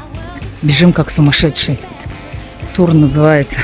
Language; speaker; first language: Russian; native; Russian